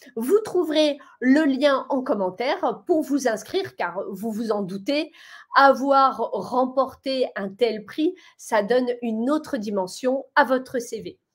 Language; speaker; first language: French; native; French